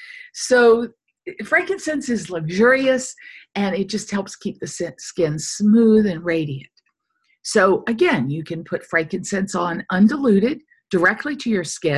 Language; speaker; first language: English; native; English